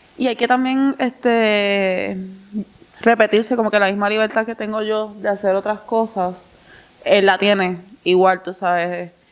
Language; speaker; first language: Spanish; non-native, learner; English